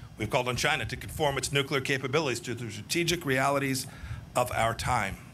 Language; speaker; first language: English; native; English